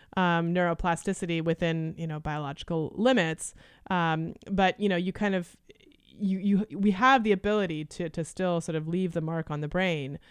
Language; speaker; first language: English; early bilingual, other home language; Lithuanian